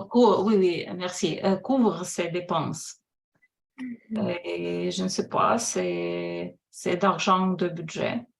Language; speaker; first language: French; non-native, fluent; Russian